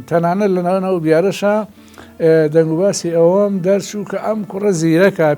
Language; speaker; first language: Central Kurdish; non-native, local second language; Gurani